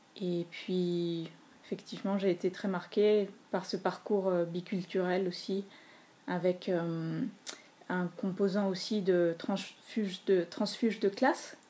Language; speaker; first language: French; non-native, fluent; Spanish